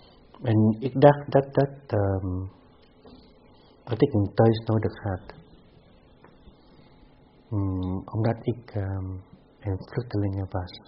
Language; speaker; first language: Dutch; non-native, fluent; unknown